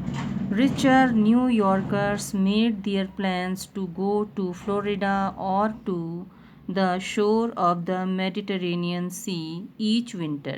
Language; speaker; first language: English; non-native, local second language; Hindi